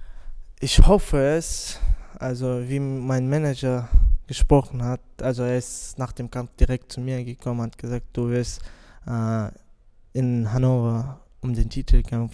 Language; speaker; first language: German; non-native, learner; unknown